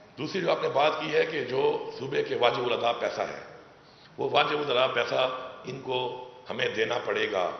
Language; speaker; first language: Urdu; non-native, local second language; Pashto